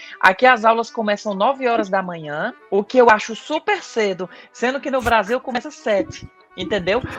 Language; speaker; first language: Portuguese; native; Portuguese